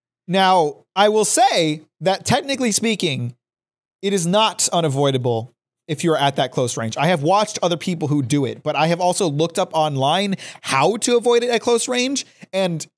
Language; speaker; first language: English; native; English